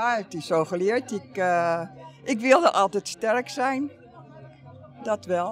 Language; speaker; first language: Dutch; native; Dutch